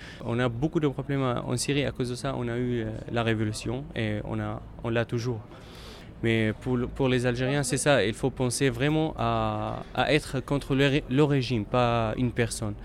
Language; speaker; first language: French; non-native, fluent; Arabic